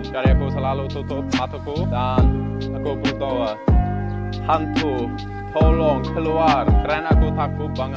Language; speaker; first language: Indonesian; non-native, learner; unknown